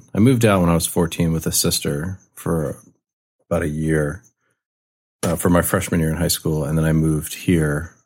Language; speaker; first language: English; native; English